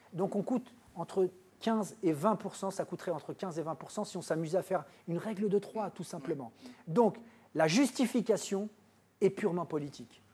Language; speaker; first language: French; native; French